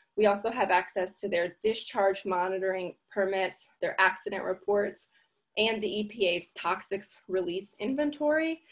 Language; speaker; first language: English; native; English